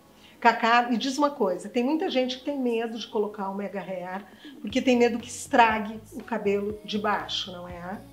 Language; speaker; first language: Portuguese; native; Portuguese